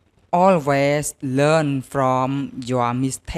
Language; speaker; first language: English; non-native, learner; Khmer